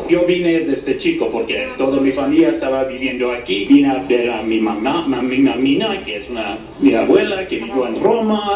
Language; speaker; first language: Spanish; early bilingual, heritage; Spanish